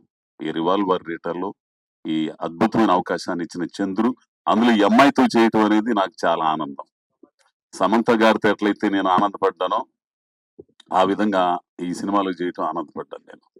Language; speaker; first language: Telugu; native; Telugu